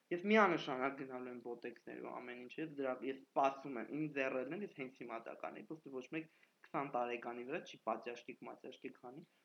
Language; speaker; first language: Armenian; native; Armenian